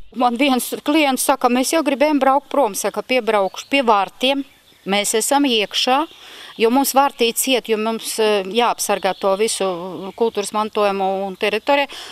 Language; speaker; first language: Latvian; native; Latvian